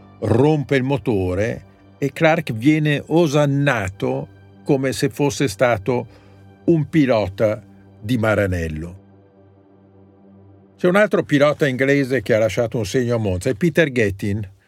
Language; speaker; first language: Italian; native; Italian